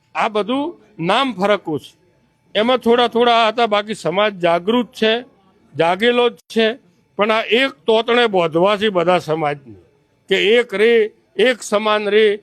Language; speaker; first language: Gujarati; native; Gujarati